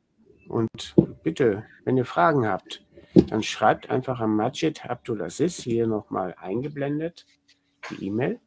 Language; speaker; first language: German; native; German